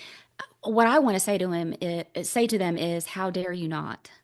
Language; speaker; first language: English; native; English